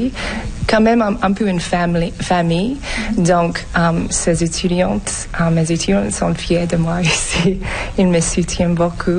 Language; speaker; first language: French; non-native, fluent; English